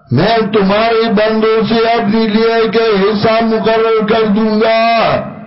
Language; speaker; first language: Urdu; non-native, local second language; Pashto